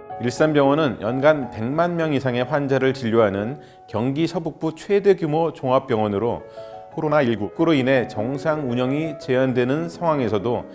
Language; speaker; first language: Korean; native; Korean